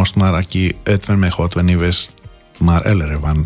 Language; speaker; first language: Hungarian; non-native, fluent; Greek